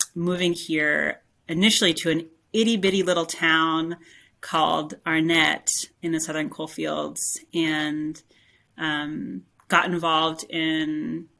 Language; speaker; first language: English; native; English